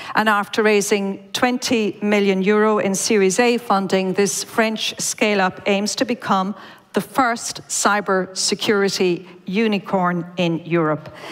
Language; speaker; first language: English; native; English